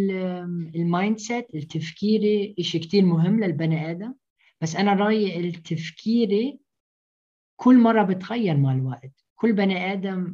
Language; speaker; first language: Arabic; early bilingual, heritage; Arabic